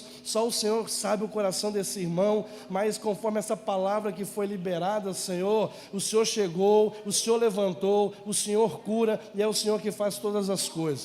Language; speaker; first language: Portuguese; native; Portuguese